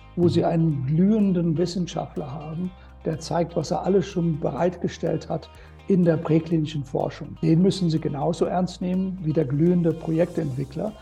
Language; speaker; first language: German; non-native, fluent; English